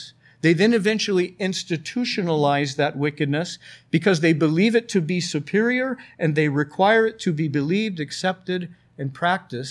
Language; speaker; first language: English; native; English